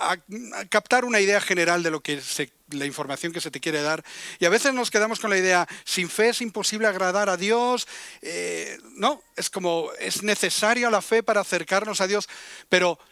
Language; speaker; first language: Spanish; native; Spanish